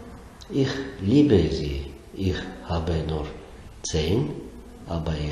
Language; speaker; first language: German; non-native, learner; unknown